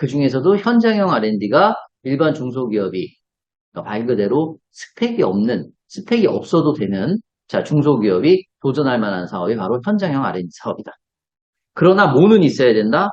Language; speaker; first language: Korean; native; Korean